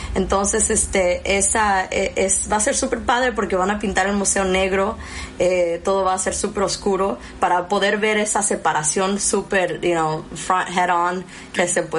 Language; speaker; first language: Spanish; early bilingual, heritage; Spanish